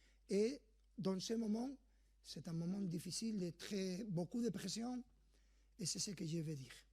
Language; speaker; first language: French; non-native, fluent; Spanish